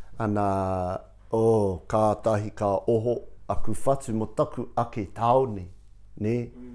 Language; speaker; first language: Māori; non-native, local second language; English